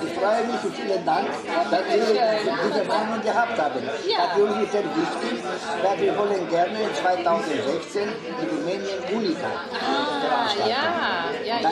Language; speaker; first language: German; non-native, learner; Romanian